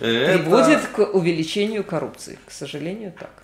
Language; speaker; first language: Russian; native; Russian